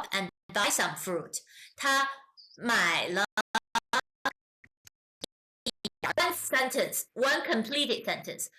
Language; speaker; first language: English; non-native, fluent; Chinese